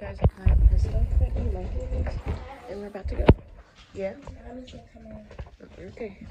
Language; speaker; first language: English; native; English